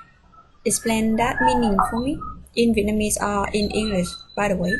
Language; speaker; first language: English; non-native, fluent; Vietnamese